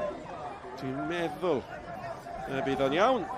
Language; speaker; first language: Welsh; native; Welsh